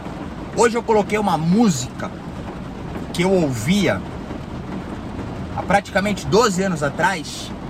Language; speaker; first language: Portuguese; native; Portuguese